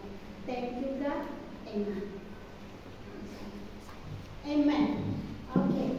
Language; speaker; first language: English; non-native, learner; Indonesian